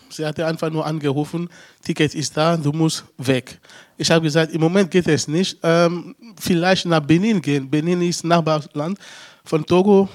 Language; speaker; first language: German; non-native, fluent; Ewe